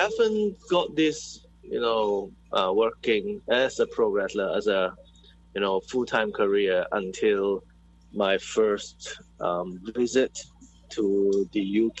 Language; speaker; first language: English; non-native, local second language; Cantonese